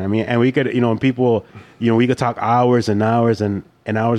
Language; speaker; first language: English; early bilingual, other home language; Spanish